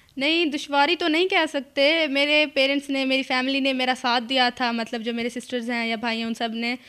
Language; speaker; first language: Urdu; non-native, local second language; Punjabi